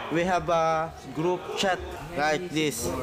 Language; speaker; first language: English; non-native, learner; Filipino